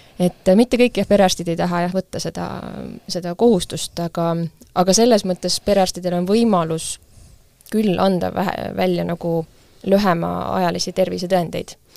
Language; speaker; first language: Estonian; native; Estonian